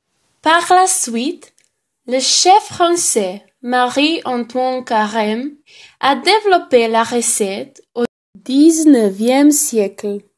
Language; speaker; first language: French; non-native, learner; Slovenian